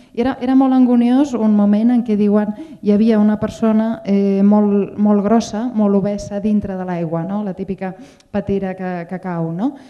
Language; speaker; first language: Catalan; native; Catalan